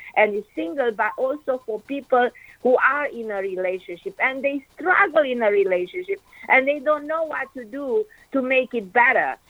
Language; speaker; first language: English; non-native, fluent; Romanian